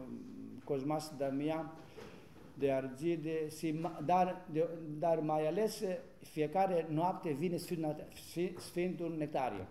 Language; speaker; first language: Romanian; non-native, learner; Greek